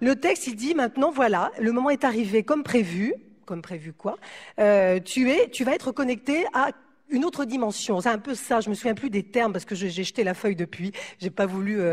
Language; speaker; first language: French; native; French